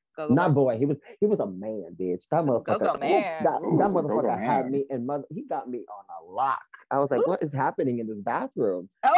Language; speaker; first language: English; early bilingual, other home language; Spanish